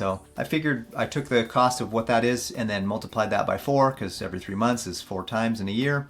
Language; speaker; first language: English; native; English